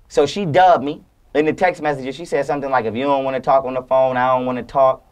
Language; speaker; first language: English; native; English